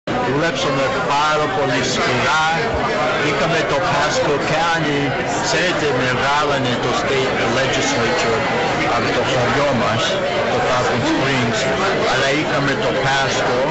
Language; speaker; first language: Greek; early bilingual, heritage; English